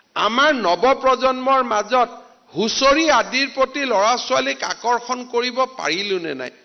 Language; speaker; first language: Assamese; native; Assamese